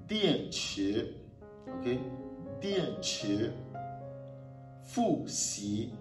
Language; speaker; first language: Chinese; non-native, learner; French